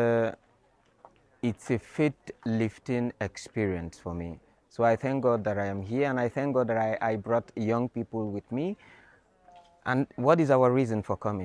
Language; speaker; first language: English; non-native, local second language; Igbo